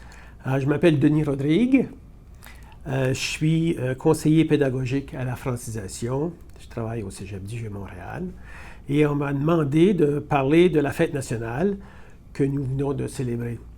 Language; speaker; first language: French; native; French